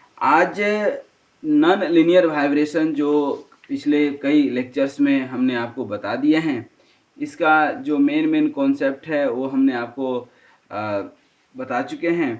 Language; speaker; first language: Hindi; native; Hindi